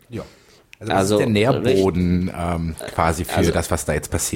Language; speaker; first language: German; native; German